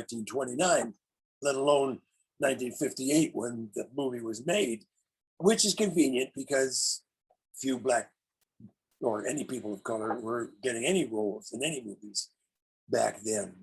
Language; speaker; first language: English; native; English